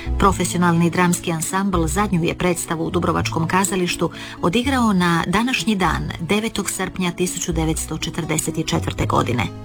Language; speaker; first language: Croatian; native; Croatian